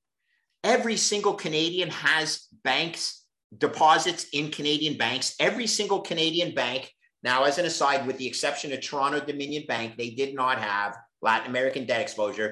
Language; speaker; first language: English; native; English